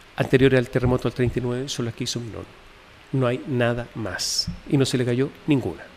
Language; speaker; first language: Spanish; native; Spanish